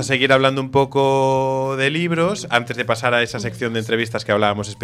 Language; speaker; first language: Spanish; native; Spanish